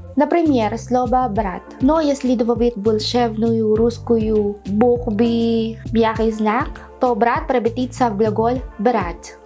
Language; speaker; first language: Russian; non-native, learner; Filipino